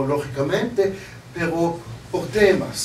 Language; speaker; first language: Spanish; non-native, learner; Hebrew